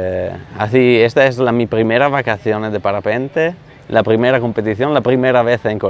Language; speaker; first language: Spanish; non-native, learner; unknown